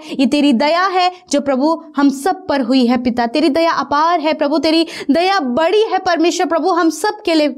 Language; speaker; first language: Hindi; native; Hindi